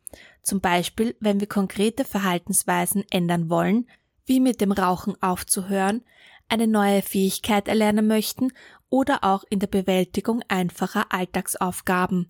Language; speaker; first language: German; native; German